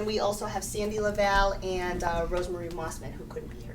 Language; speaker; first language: English; native; English